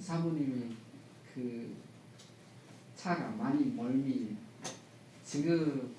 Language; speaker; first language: Korean; non-native, learner; Lao